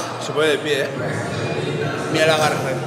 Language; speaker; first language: Spanish; native; Spanish